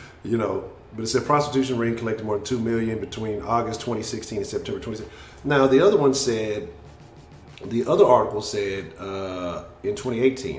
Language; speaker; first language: English; native; English